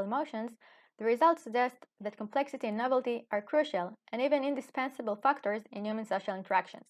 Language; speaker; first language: English; non-native, fluent; Hebrew